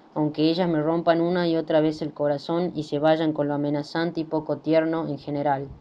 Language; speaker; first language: Spanish; native; Spanish